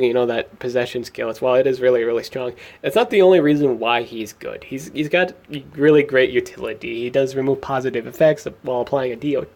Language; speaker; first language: English; native; English